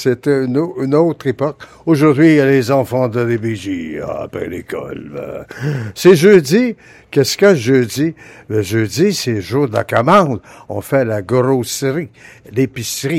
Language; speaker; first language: French; native; French